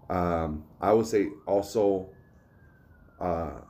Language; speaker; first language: English; early bilingual, other home language; Spanish